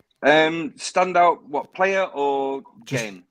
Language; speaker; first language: English; native; English